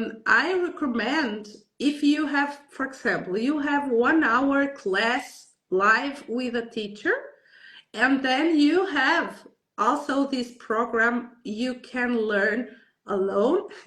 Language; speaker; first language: English; non-native, learner; Portuguese